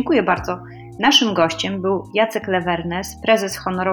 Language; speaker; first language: Polish; native; Polish